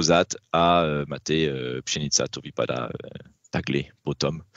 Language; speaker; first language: Czech; non-native, learner; French